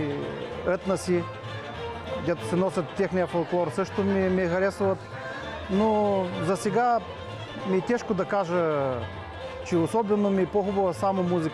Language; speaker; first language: Bulgarian; early bilingual, heritage; Bulgarian